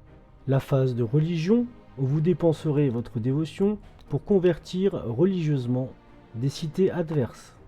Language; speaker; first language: French; native; French